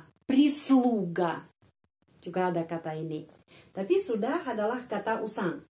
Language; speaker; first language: Indonesian; non-native, fluent; Russian